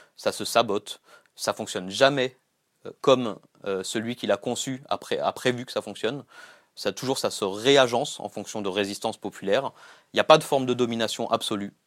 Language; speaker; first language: French; native; French